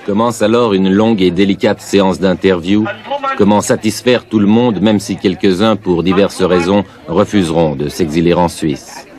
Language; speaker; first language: French; native; French